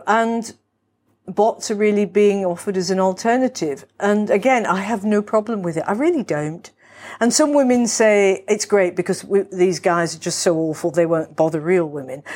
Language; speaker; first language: English; native; English